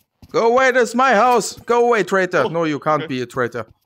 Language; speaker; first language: English; non-native, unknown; German